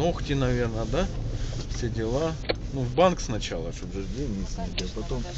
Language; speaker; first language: Russian; native; Russian